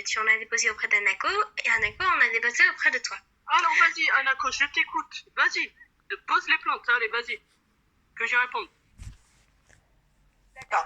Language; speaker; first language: French; native; French